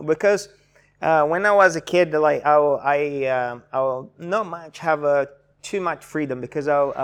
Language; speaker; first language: English; non-native, fluent; Portuguese